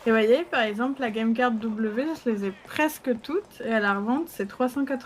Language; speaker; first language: French; native; French